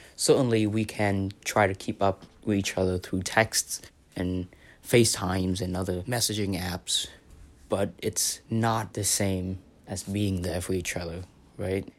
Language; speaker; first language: English; non-native, fluent; Vietnamese